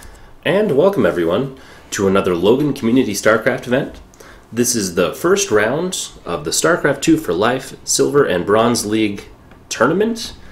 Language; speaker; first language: English; native; English